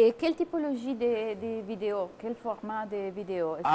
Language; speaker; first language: French; non-native, fluent; Italian